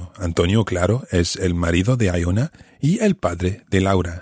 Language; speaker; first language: Spanish; non-native, fluent; English